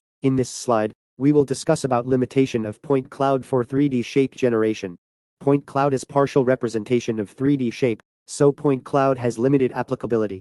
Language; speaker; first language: English; non-native, fluent; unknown